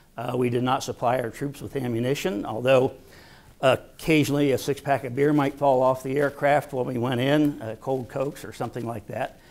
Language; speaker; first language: English; native; English